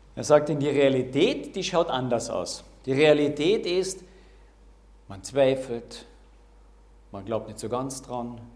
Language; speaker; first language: German; native; German